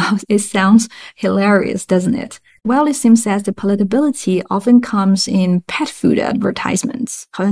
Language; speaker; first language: English; non-native, fluent; Chinese